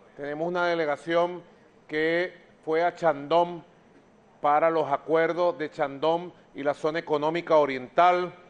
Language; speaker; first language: Spanish; native; Spanish